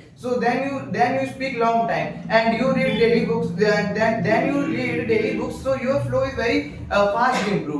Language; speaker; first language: English; non-native, learner; Hindi